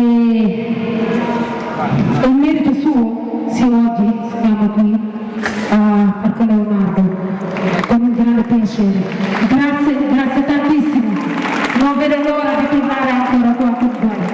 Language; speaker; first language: Italian; non-native, fluent; Wolof